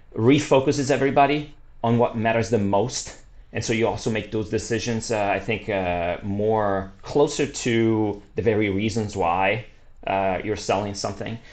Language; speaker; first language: English; non-native, fluent; Italian